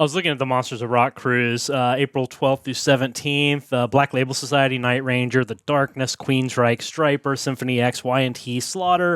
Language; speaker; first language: English; native; English